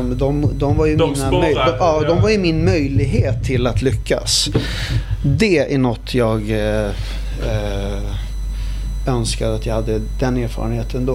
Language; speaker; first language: Swedish; early bilingual, other home language; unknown